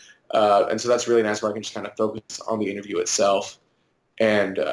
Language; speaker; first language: English; native; English